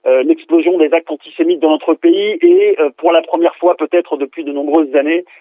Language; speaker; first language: French; native; French